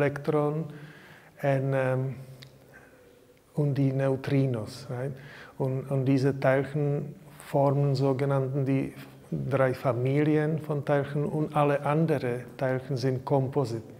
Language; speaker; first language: German; non-native, learner; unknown